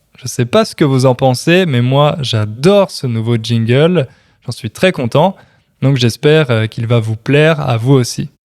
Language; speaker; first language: French; native; French